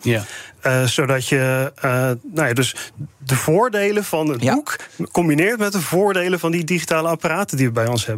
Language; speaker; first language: Dutch; native; Dutch